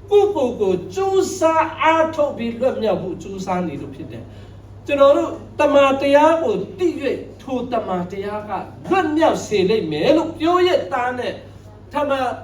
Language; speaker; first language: Burmese; non-native, local second language; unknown